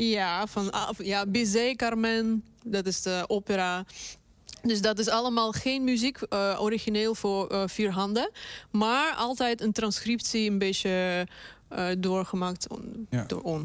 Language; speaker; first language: Dutch; non-native, fluent; Russian